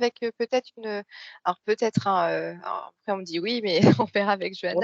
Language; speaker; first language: French; native; French